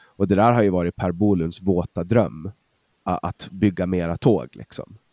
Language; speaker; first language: Swedish; non-native, fluent; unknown